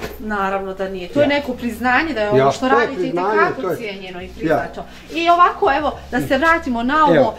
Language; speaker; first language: Bosnian; native; Bosnian